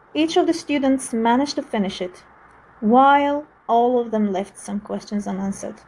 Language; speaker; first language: English; non-native, fluent; Azerbaijani